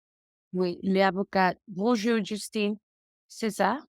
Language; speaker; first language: French; non-native, learner; English